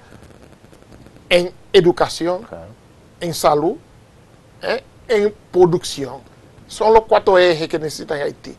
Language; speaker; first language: Spanish; non-native, fluent; Haitian Creole